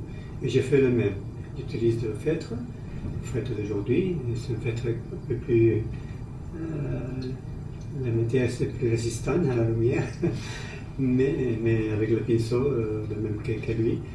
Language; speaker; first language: French; non-native, learner; Spanish